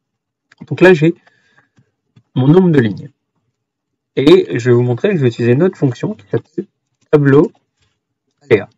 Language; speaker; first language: French; native; French